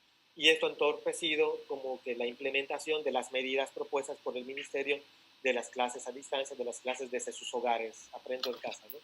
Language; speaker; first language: Spanish; native; Spanish